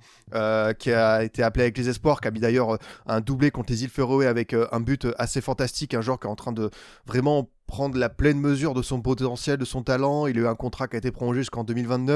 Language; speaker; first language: French; native; French